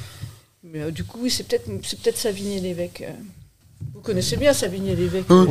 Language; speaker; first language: French; native; French